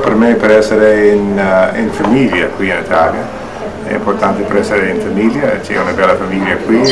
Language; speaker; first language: Italian; non-native, learner; English